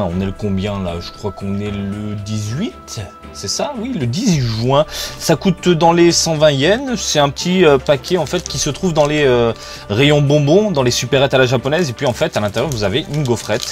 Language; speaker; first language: French; native; French